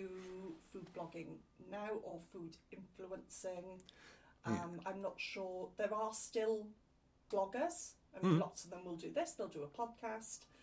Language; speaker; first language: English; native; English